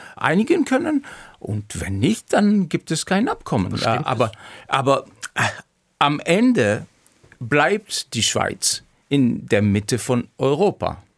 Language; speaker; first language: German; non-native, fluent; Greek